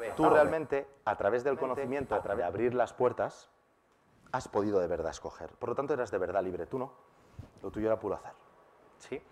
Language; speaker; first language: Spanish; native; Spanish